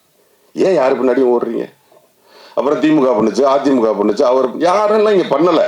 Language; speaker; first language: Tamil; native; Tamil